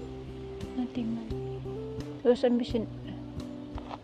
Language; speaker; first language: German; non-native, learner; Filipino